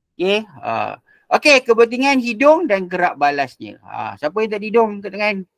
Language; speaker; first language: Malay; native; Malay